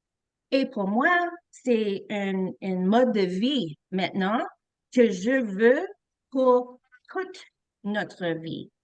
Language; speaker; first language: French; non-native, local second language; English